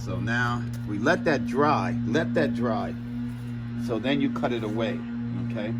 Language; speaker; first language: English; native; English